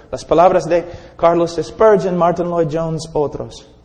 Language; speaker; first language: Spanish; non-native, fluent; English